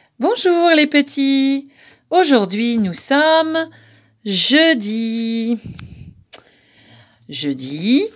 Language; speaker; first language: French; native; French